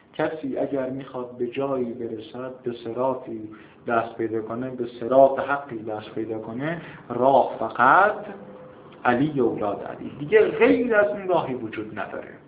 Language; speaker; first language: Persian; native; Persian